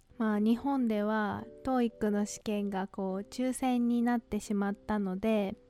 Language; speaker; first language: Japanese; native; Japanese